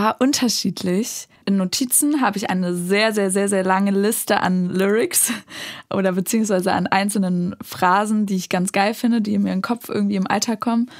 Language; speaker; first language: German; native; German